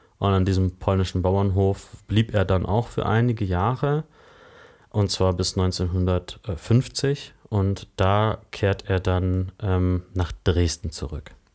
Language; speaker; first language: German; native; German